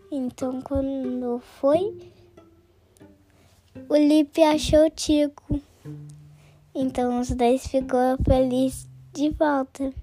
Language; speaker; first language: Portuguese; early bilingual, heritage; Portuguese